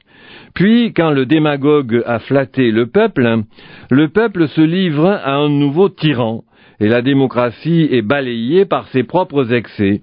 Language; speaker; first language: French; native; French